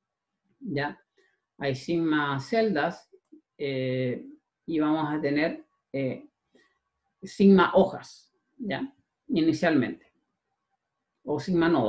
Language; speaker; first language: Spanish; native; Spanish